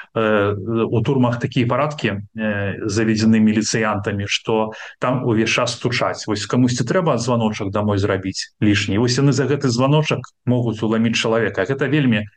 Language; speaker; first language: Belarusian; non-native, local second language; Russian